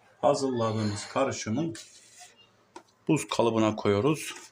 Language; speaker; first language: Turkish; native; Turkish